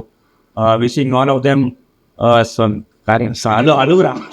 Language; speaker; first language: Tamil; non-native, local second language; Malayalam